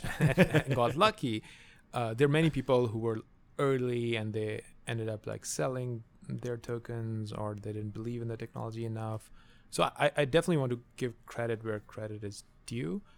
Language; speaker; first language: English; non-native, local second language; Urdu